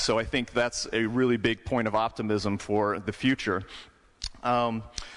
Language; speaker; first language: English; native; English